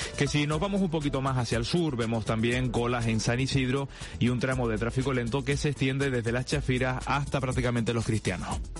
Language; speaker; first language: Spanish; native; Spanish